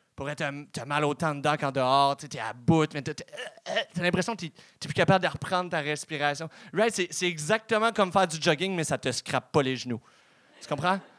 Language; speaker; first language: French; native; French